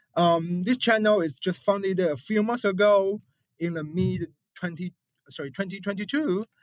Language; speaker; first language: English; non-native, fluent; Chinese